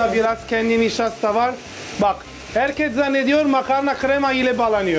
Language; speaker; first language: Turkish; non-native, learner; Italian